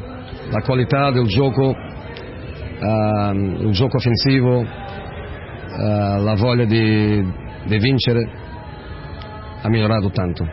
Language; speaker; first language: Italian; non-native, fluent; Portuguese